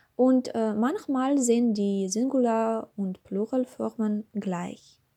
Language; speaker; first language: German; non-native, learner; Russian